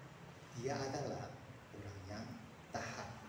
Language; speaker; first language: Indonesian; non-native, fluent; Korean